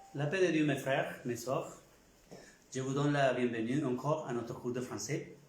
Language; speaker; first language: French; non-native, fluent; Spanish